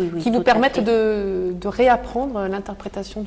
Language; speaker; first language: French; native; French